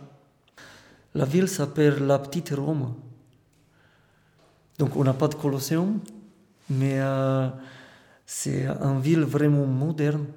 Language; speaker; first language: French; non-native, fluent; Romanian